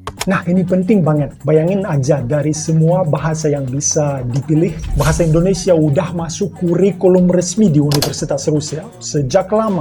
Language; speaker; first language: Indonesian; non-native, fluent; Russian